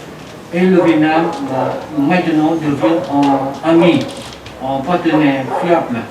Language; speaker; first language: French; non-native, learner; Vietnamese